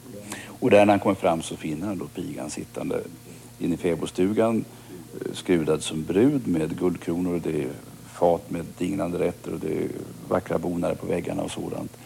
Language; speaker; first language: Swedish; native; Swedish